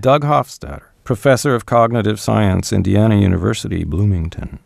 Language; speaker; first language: English; native; English